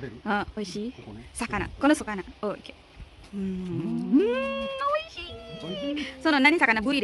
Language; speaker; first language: Japanese; non-native, learner; Indonesian